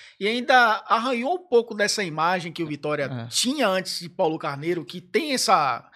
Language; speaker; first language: Portuguese; native; Portuguese